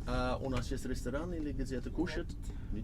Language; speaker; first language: Russian; non-native, learner; English